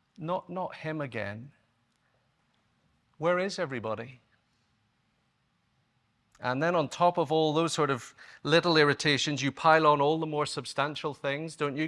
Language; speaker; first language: English; native; English